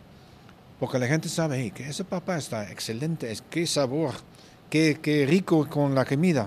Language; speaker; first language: Spanish; non-native, fluent; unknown